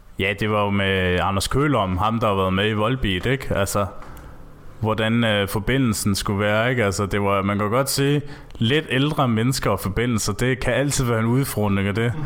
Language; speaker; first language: Danish; native; Danish